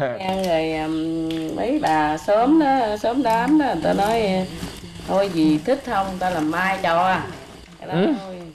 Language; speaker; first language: Vietnamese; non-native, fluent; Khmer